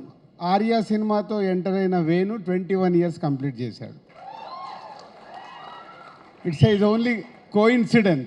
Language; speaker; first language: Telugu; native; Telugu